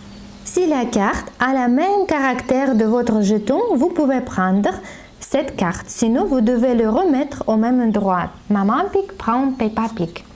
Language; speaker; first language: French; non-native, learner; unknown